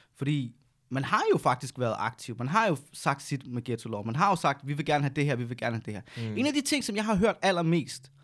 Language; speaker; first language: Danish; native; Danish